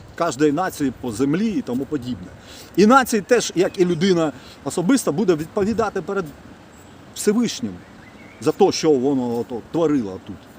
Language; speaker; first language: Ukrainian; non-native, local second language; Russian